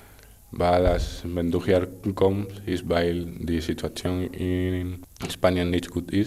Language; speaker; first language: German; non-native, learner; Spanish